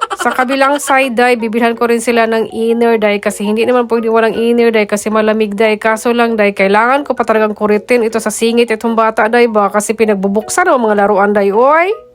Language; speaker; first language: Filipino; non-native, local second language; Cebuano